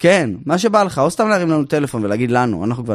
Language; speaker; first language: Hebrew; native; Hebrew